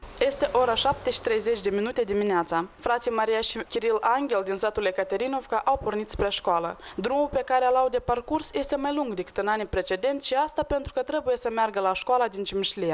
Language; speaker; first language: Romanian; native; Romanian